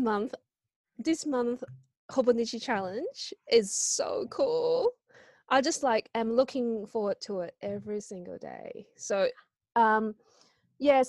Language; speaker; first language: English; non-native, local second language; Cantonese